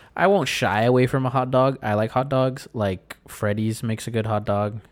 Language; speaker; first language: English; early bilingual, other home language; Spanish